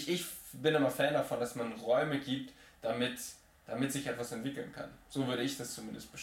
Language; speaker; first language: German; native; German